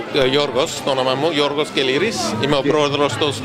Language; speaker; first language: Greek; early bilingual, heritage; Greek